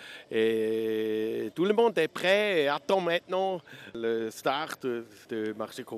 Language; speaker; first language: French; non-native, learner; German